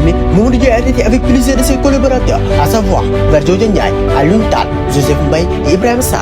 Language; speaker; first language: French; non-native, local second language; Wolof